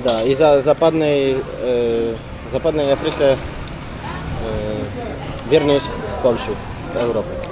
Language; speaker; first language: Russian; non-native, learner; Polish